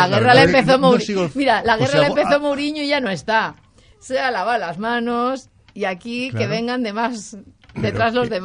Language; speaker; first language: Spanish; native; Spanish